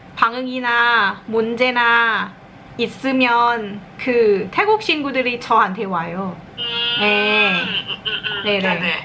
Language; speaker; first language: Korean; non-native, learner; Thai